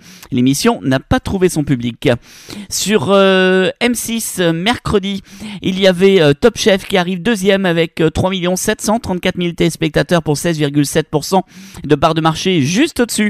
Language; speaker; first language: French; native; French